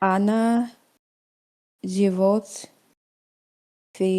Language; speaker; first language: Russian; non-native, learner; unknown